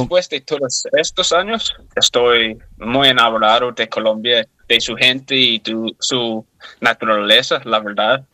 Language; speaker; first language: Spanish; non-native, fluent; English